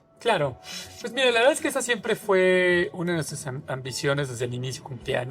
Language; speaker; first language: Spanish; native; Spanish